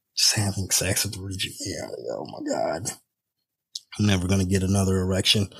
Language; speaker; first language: English; native; English